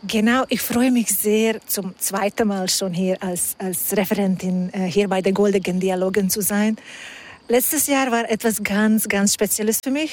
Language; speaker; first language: German; non-native, fluent; Hungarian